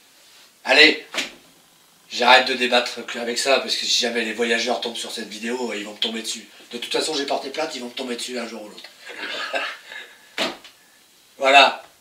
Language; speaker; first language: French; native; French